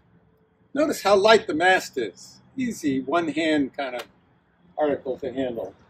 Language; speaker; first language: English; native; English